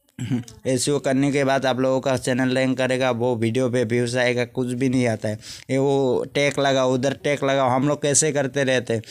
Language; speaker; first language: Hindi; non-native, local second language; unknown